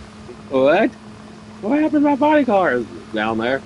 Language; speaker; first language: English; native; English